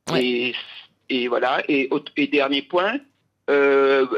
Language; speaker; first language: French; native; French